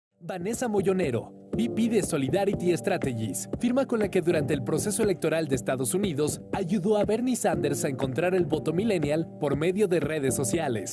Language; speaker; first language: Spanish; native; Spanish